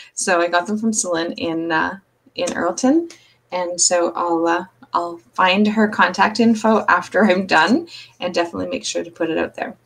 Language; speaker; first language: English; native; English